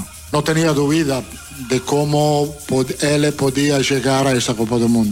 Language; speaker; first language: Portuguese; non-native, fluent; Italian